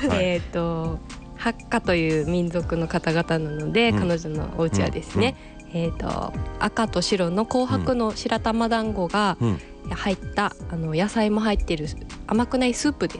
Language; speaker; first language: Japanese; native; Japanese